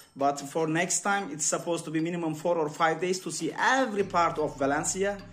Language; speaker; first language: English; non-native, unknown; Turkish